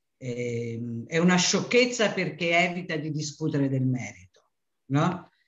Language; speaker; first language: Italian; native; Italian